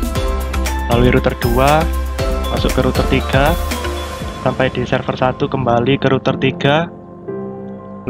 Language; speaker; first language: Indonesian; native; Indonesian